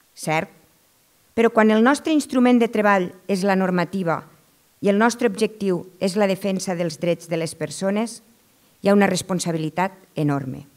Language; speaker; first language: Catalan; native; Catalan